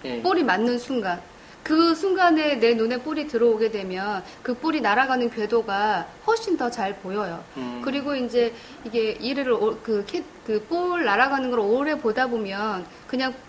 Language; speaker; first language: Korean; native; Korean